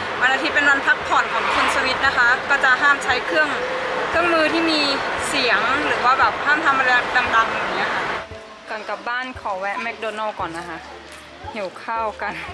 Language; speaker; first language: Thai; native; Thai